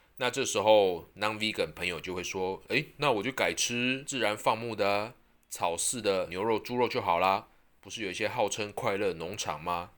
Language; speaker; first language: Chinese; native; Chinese